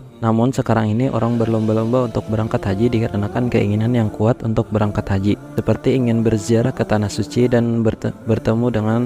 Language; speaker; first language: Indonesian; native; Indonesian